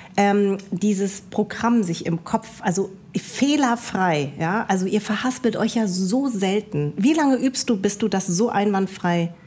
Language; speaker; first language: German; early bilingual, other home language; Vietnamese